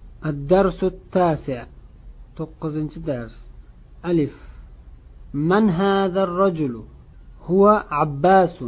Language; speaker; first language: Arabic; non-native, fluent; Uzbek